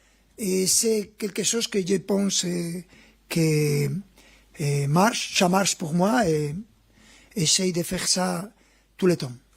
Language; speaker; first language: French; non-native, fluent; Spanish